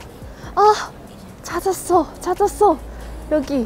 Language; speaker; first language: Korean; non-native, learner; Cantonese